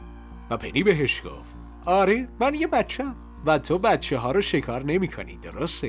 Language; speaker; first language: Persian; native; Persian